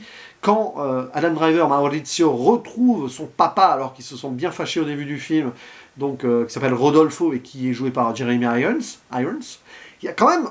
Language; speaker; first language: French; native; French